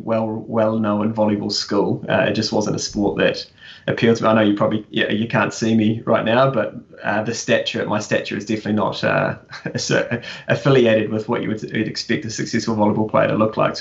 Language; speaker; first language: English; native; English